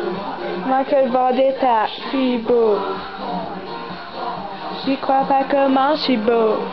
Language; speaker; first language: French; native; French